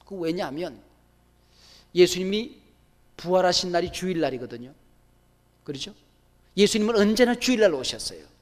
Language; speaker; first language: Korean; native; Korean